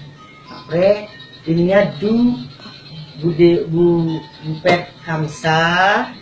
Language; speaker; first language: French; non-native, learner; Indonesian